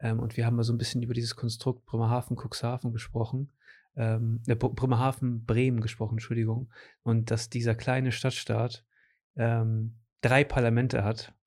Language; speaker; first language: German; early bilingual, other home language; Portuguese